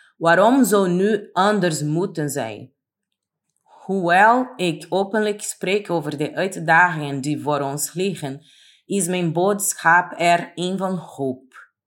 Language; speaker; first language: Dutch; non-native, fluent; Portuguese